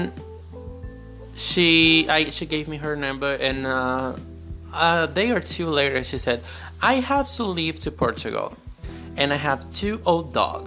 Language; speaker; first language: English; non-native, fluent; Portuguese